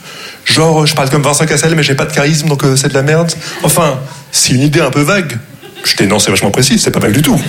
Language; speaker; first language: French; non-native, local second language; Arabic